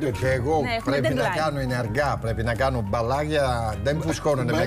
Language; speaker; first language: Greek; non-native, learner; Italian